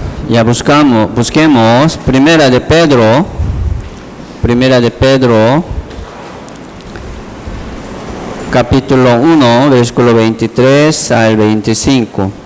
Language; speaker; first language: Spanish; non-native, learner; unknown